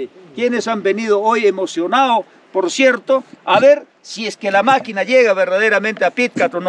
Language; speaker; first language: Spanish; native; Spanish